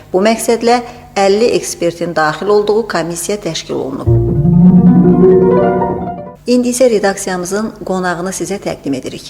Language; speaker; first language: Azerbaijani; native; Azerbaijani